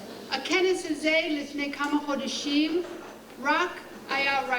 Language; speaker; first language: Hebrew; non-native, fluent; English